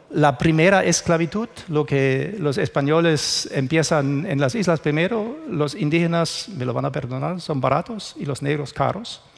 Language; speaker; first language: Spanish; non-native, fluent; German